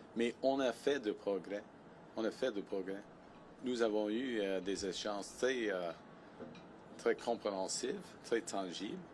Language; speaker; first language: French; non-native, local second language; English